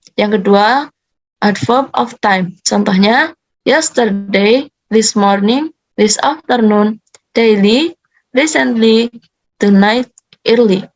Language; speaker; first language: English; non-native, learner; Indonesian